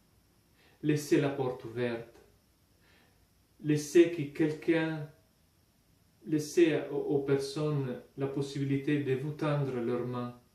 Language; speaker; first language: French; non-native, fluent; Italian